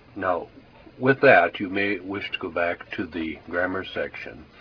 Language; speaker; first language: English; native; English